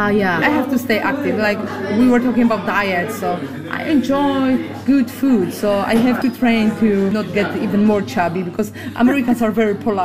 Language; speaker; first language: English; non-native, fluent; Polish